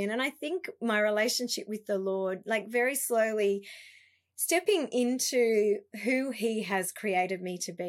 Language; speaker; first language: English; native; English